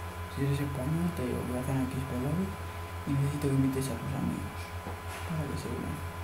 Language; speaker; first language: Spanish; native; Spanish